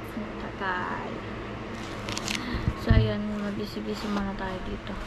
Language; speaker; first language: Filipino; native; Filipino